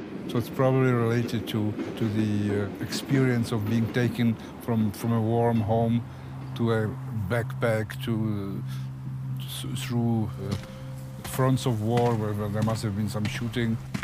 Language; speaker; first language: English; non-native, fluent; Czech